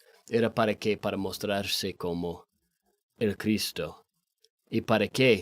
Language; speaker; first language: Spanish; non-native, fluent; English